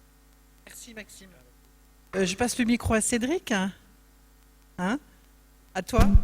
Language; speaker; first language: French; native; French